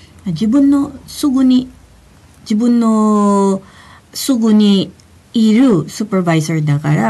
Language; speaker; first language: Japanese; non-native, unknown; Filipino